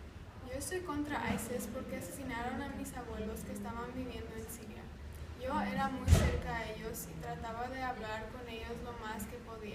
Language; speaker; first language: Spanish; non-native, learner; English